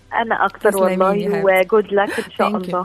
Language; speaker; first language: Arabic; native; Arabic